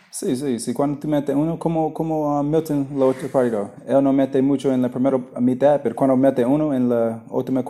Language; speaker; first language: Spanish; non-native, learner; English